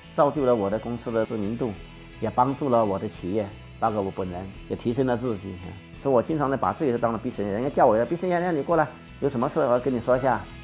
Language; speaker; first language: Chinese; non-native, local second language; Hakka Chinese